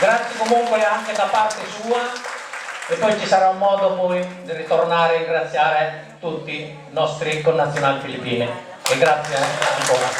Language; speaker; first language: Italian; early bilingual, other home language; Filipino